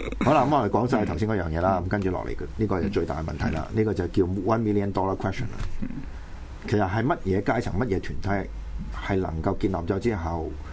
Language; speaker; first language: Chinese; non-native, local second language; Cantonese